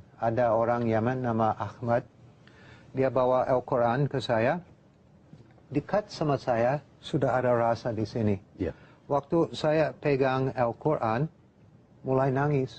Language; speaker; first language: Indonesian; non-native, learner; English